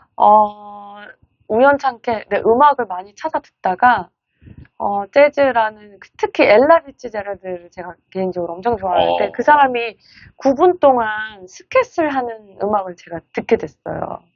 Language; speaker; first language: Korean; native; Korean